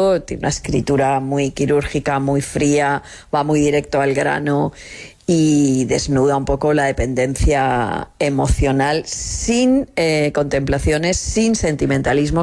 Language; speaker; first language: Spanish; native; Spanish